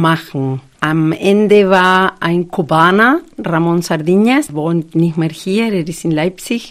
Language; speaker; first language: German; non-native, fluent; Spanish